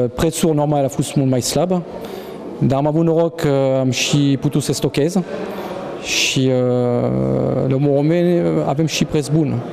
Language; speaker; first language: Romanian; non-native, fluent; French